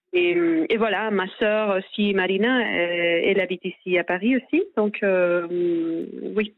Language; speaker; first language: French; non-native, fluent; Spanish